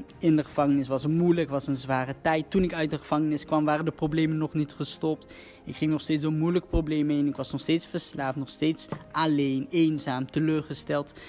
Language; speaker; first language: Dutch; early bilingual, other home language; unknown